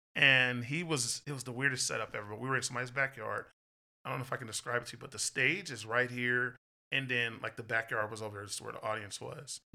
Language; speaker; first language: English; native; English